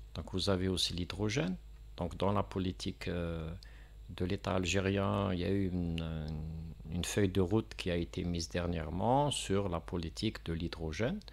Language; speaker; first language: French; non-native, local second language; Kabyle